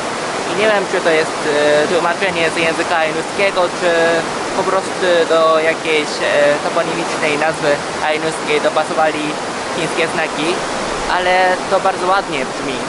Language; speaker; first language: Polish; early bilingual, heritage; Polish